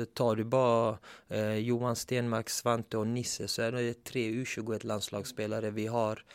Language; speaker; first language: Swedish; early bilingual, other home language; Turkish